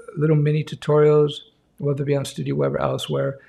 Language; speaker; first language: English; native; English